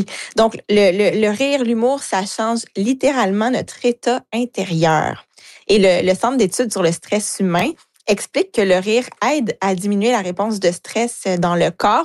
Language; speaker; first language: French; native; French